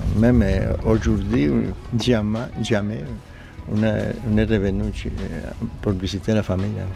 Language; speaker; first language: French; non-native, learner; Spanish